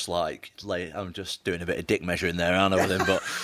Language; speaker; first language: English; native; English